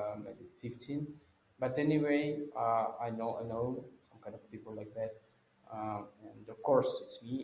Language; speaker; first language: English; non-native, fluent; Russian